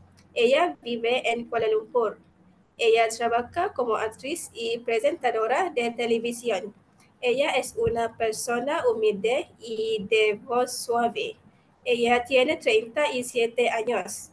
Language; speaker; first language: Spanish; non-native, learner; Malay